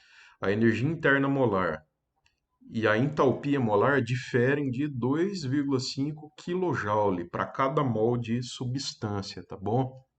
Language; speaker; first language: Portuguese; native; Portuguese